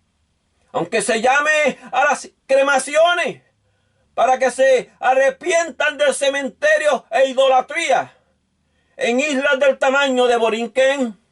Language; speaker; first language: Spanish; native; Spanish